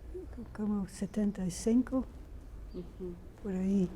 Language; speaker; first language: Spanish; non-native, fluent; English